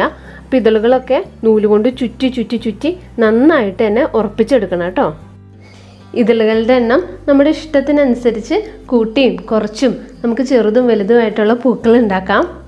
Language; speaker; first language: Malayalam; native; Malayalam